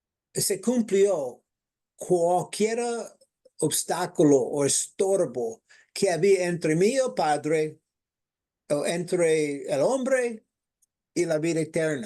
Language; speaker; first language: Spanish; non-native, fluent; English